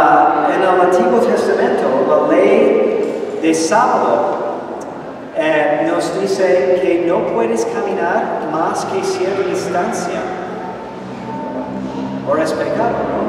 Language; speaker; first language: Spanish; non-native, fluent; English